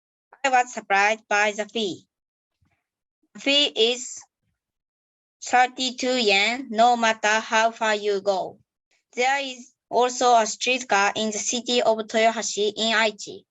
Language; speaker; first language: English; non-native, learner; Japanese